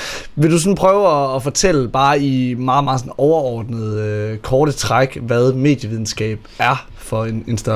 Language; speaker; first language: Danish; native; Danish